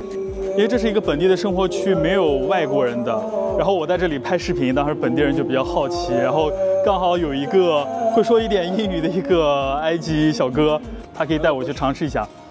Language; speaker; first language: Chinese; native; Chinese